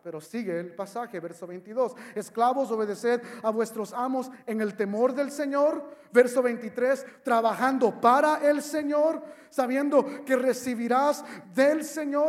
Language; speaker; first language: Spanish; early bilingual, heritage; Spanish